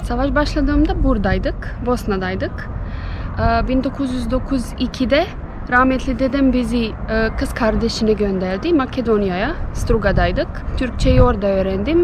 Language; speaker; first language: Turkish; early bilingual, other home language; Bosnian